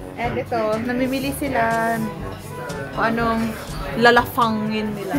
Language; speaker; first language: Filipino; non-native, local second language; Cebuano